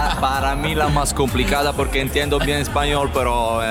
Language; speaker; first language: Spanish; non-native, learner; Italian